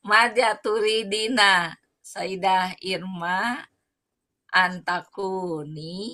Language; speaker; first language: Arabic; non-native, learner; Indonesian